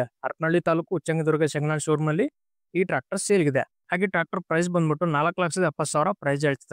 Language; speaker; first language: Kannada; native; Kannada